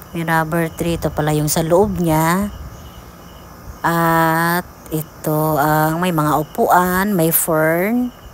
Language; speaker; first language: Filipino; non-native, local second language; Cebuano